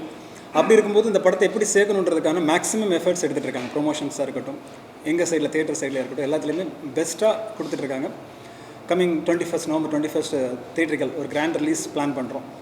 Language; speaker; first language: Tamil; native; Tamil